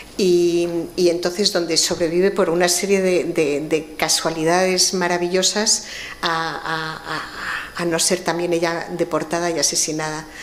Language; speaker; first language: Spanish; native; Spanish